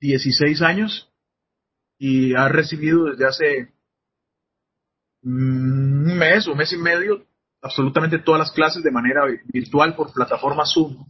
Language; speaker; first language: Spanish; native; Spanish